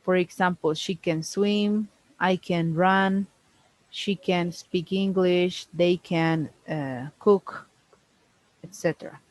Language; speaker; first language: English; non-native, fluent; Spanish